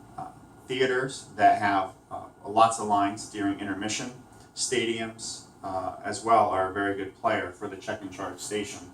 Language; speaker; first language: English; native; English